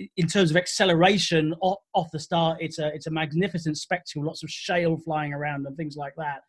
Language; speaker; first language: English; native; English